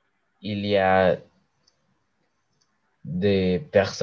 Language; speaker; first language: French; non-native, learner; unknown